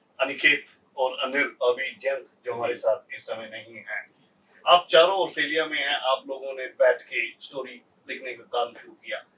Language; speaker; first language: Hindi; native; Hindi